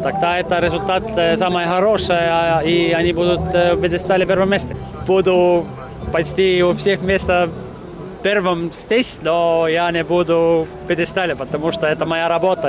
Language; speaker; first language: Russian; non-native, learner; Estonian